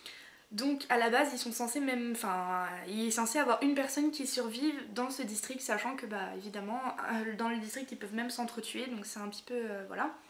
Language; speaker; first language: French; native; French